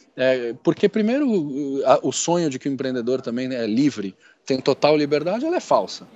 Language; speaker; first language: Portuguese; native; Portuguese